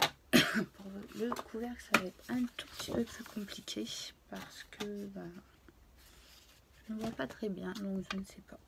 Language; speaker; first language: French; native; French